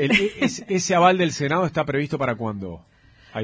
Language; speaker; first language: Spanish; native; Spanish